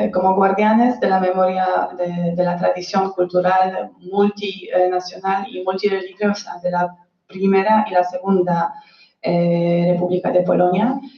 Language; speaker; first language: Spanish; non-native, fluent; Polish